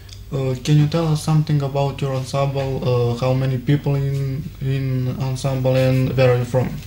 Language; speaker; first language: English; non-native, learner; Serbian